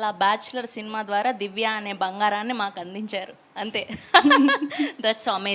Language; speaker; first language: Telugu; native; Telugu